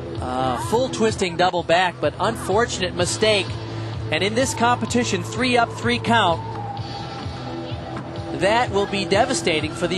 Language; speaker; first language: English; native; English